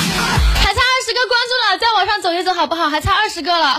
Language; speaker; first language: Chinese; native; Chinese